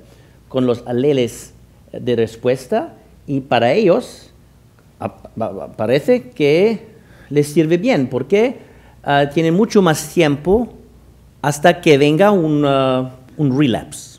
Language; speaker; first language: Spanish; non-native, fluent; German